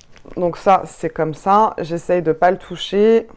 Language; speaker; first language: French; native; French